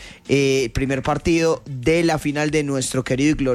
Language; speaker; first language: Spanish; native; Spanish